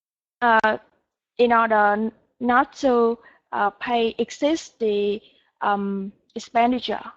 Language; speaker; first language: English; non-native, learner; Vietnamese